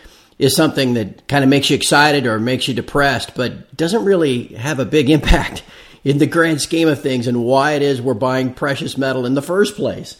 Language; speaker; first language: English; native; English